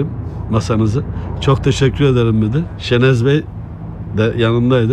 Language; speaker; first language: Turkish; native; Turkish